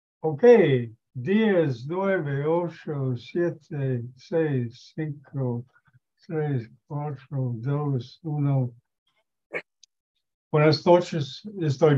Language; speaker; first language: Spanish; non-native, learner; English